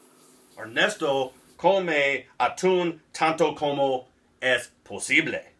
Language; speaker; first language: Spanish; non-native, learner; English